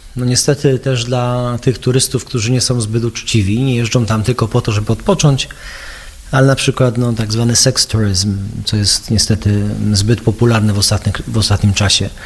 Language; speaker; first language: Polish; early bilingual, heritage; Polish